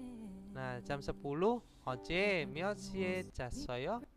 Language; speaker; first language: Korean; non-native, fluent; Indonesian